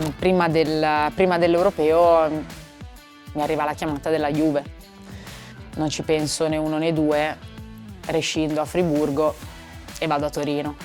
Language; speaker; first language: Italian; native; Italian